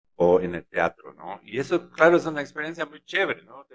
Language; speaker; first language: Spanish; non-native, fluent; German